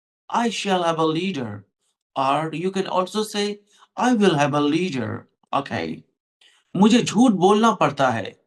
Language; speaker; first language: English; non-native, local second language; Hindi